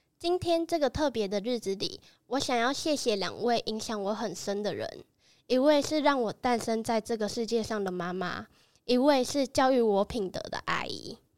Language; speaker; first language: Chinese; early bilingual, other home language; Vietnamese